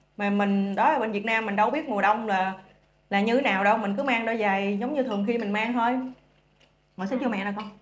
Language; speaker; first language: Vietnamese; native; Vietnamese